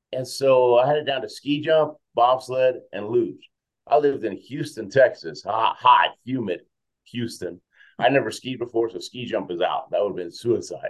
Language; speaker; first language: English; early bilingual, other home language; Spanish